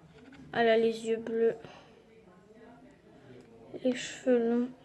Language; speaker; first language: French; native; French